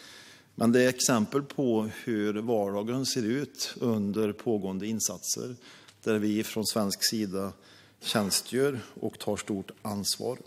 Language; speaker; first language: Swedish; native; Swedish